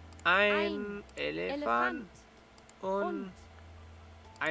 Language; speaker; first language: German; non-native, learner; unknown